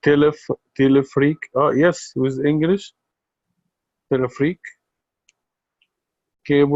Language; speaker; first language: English; non-native, learner; Arabic